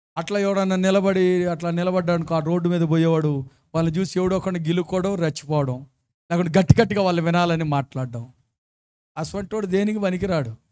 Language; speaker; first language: Telugu; early bilingual, other home language; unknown